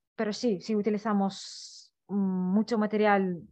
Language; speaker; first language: Spanish; non-native, fluent; Russian